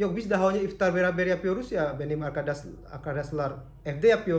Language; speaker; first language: Turkish; non-native, learner; Indonesian